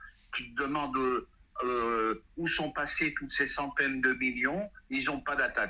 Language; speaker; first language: French; native; French